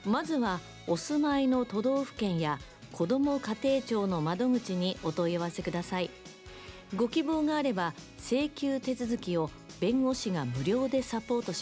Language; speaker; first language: Japanese; native; Japanese